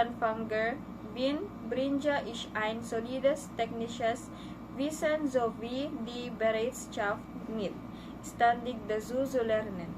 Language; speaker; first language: German; non-native, learner; Filipino